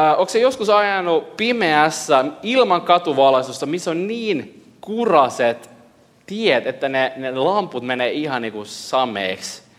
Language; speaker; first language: Finnish; early bilingual, heritage; Finnish